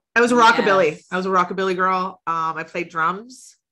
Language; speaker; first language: English; native; English